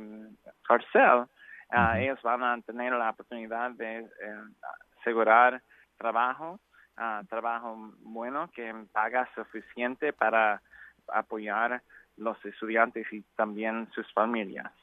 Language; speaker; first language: Spanish; non-native, learner; English